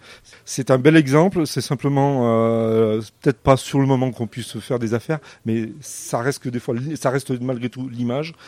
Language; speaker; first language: French; native; French